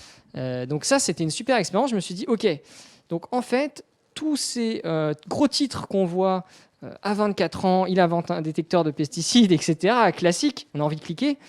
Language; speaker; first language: French; native; French